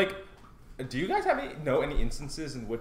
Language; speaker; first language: English; native; English